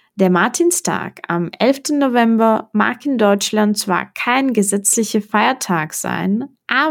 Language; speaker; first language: German; non-native, fluent; Czech